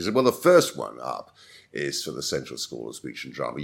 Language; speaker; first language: English; native; English